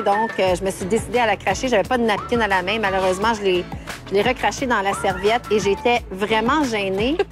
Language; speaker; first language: French; native; French